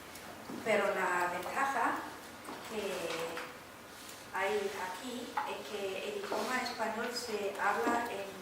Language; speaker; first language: Spanish; non-native, fluent; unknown